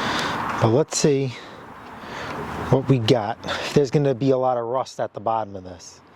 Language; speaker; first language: English; native; English